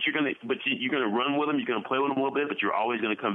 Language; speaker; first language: English; native; English